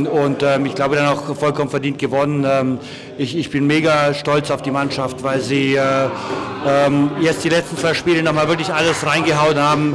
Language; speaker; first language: German; native; German